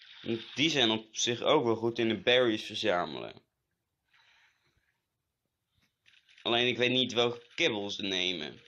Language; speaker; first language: Dutch; native; Dutch